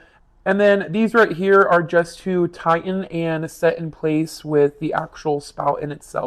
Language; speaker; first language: English; native; English